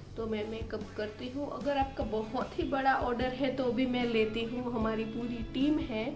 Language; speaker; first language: Hindi; non-native, local second language; Gujarati